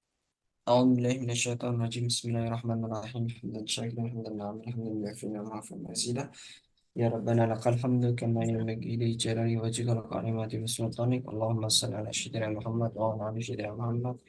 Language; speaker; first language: Arabic; non-native, fluent; Indonesian